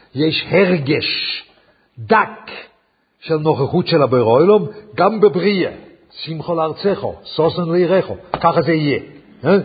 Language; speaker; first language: Hebrew; non-native, fluent; English